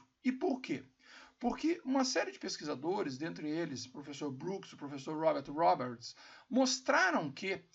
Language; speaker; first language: Portuguese; native; Portuguese